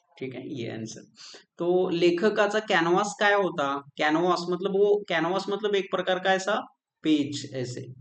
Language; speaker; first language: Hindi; non-native, local second language; Marathi